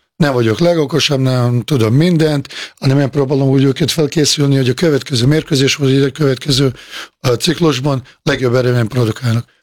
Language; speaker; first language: Hungarian; non-native, fluent; Bosnian